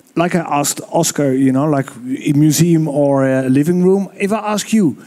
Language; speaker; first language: English; non-native, fluent; Dutch